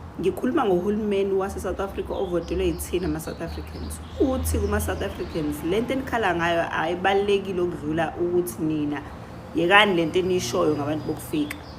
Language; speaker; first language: Zulu; native; Zulu